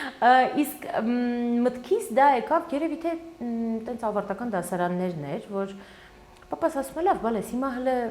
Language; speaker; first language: Armenian; early bilingual, heritage; Armenian